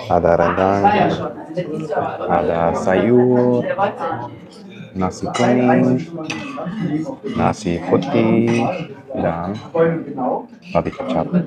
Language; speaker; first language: Indonesian; non-native, learner; German